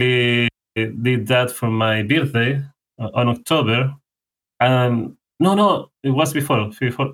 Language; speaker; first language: English; non-native, fluent; Spanish